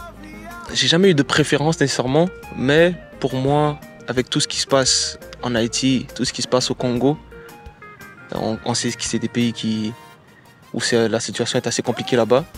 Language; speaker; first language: French; native; French